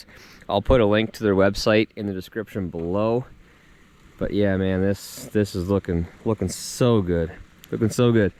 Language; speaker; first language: English; native; English